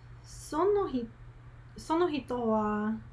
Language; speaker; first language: Japanese; non-native, learner; English